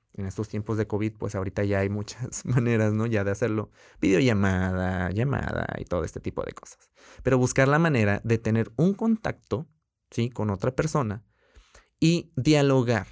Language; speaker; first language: Spanish; native; Spanish